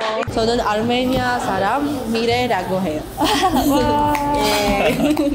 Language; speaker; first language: Korean; non-native, fluent; Armenian